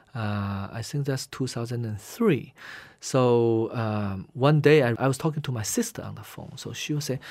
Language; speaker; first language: English; non-native, fluent; Min Nan Chinese